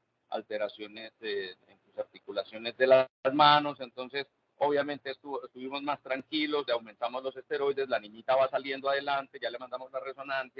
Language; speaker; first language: Spanish; native; Spanish